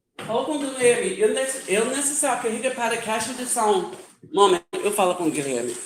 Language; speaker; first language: Portuguese; non-native, learner; English